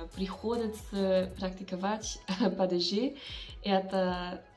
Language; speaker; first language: Russian; non-native, learner; English